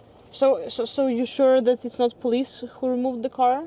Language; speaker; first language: English; non-native, fluent; Ukrainian